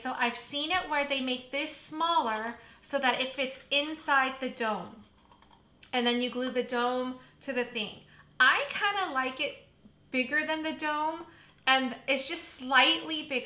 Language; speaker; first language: English; native; English